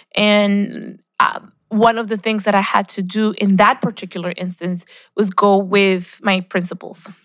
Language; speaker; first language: English; early bilingual, other home language; Spanish